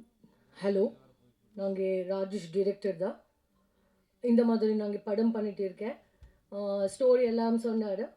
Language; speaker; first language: Tamil; non-native, learner; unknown